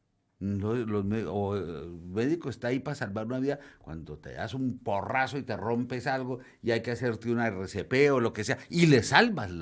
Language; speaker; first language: Spanish; native; Spanish